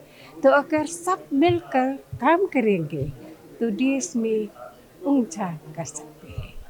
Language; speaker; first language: Hindi; non-native, local second language; Khasi